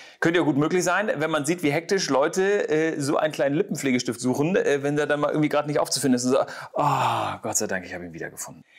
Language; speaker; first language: German; native; German